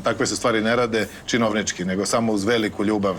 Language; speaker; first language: Bosnian; native; Bosnian